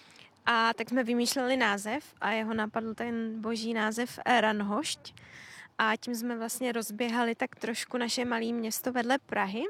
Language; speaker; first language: Czech; native; Czech